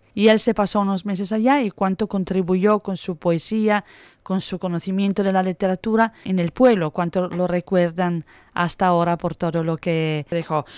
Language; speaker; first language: Spanish; non-native, fluent; Italian